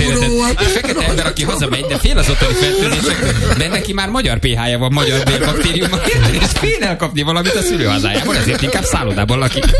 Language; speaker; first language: Hungarian; native; Hungarian